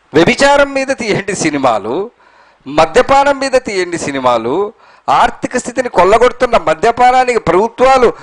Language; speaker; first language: Telugu; non-native, local second language; Urdu